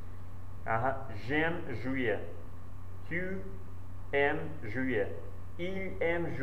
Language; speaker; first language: French; non-native, learner; Central Kurdish